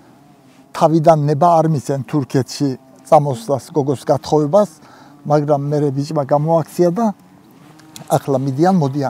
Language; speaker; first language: Georgian; early bilingual, heritage; Georgian